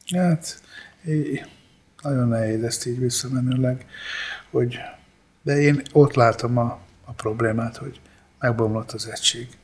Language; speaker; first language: Hungarian; early bilingual, other home language; Italian